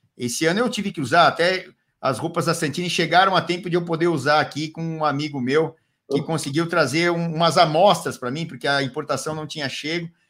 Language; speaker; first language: Portuguese; native; Portuguese